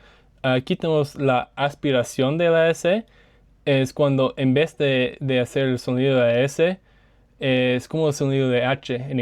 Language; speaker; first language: Spanish; non-native, learner; English